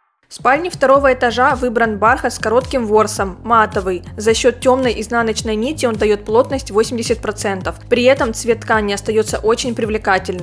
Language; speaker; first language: Russian; native; Russian